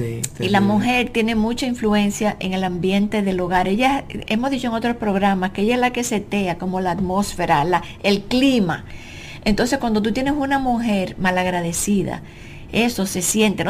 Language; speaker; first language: Spanish; native; Spanish